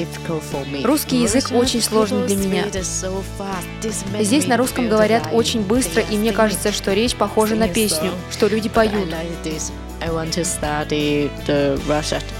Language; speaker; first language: Russian; non-native, learner; Chinese